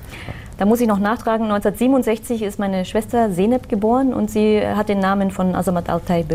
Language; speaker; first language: German; early bilingual, other home language; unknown